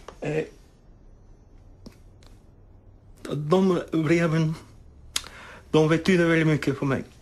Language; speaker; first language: Swedish; non-native, fluent; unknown